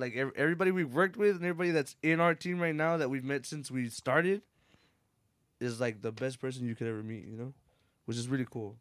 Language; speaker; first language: English; early bilingual, other home language; Spanish